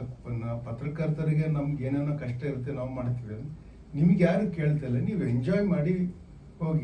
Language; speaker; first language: Kannada; native; Kannada